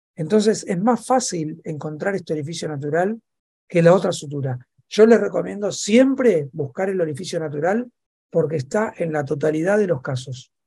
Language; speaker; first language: Spanish; native; Spanish